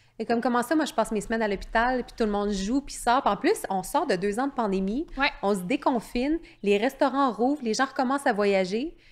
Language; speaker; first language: French; native; French